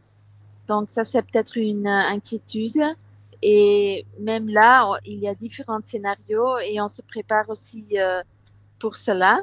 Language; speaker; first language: French; non-native, local second language; Dutch